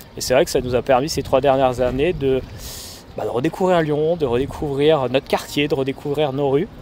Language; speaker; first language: French; native; French